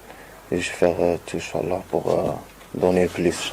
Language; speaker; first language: French; non-native, learner; Arabic